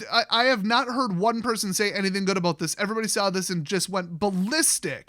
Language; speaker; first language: English; native; English